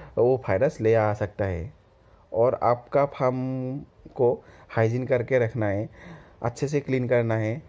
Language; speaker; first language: Hindi; non-native, local second language; Assamese